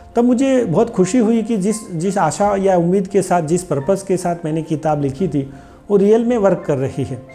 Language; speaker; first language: Hindi; non-native, local second language; Gujarati